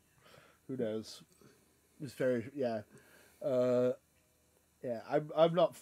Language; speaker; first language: English; native; English